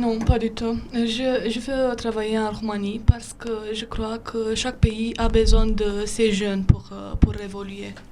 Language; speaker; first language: French; non-native, fluent; Romanian